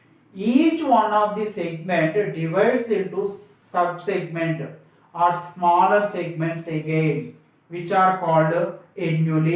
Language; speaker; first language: English; non-native, local second language; Telugu